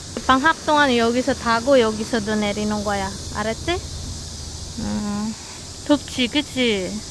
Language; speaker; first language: Korean; non-native, fluent; Filipino